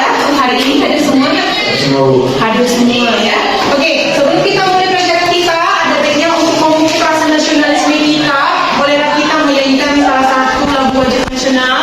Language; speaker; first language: Indonesian; native; Indonesian